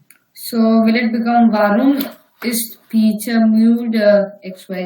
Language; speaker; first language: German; non-native, learner; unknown